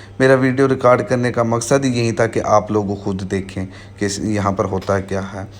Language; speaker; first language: Urdu; non-native, local second language; Saraiki